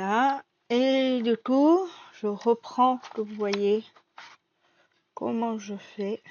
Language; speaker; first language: French; native; French